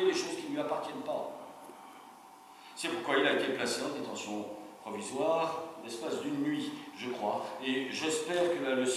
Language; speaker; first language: French; native; French